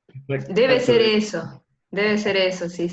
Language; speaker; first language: Spanish; native; Spanish